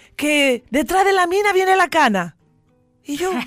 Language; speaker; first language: Spanish; native; Spanish